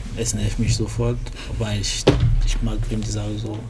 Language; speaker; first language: German; early bilingual, other home language; French